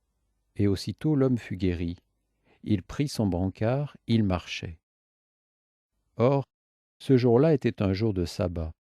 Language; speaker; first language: French; native; French